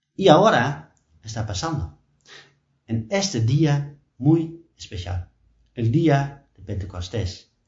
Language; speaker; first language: Spanish; non-native, learner; Dutch